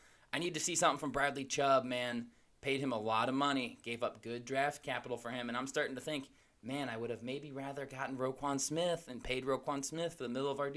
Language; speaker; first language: English; native; English